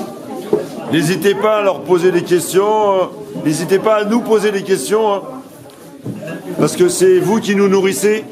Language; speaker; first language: French; native; French